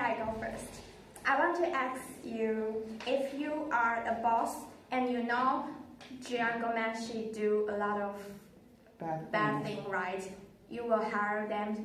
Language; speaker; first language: English; non-native, learner; Chinese